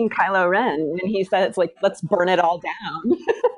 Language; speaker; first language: English; native; English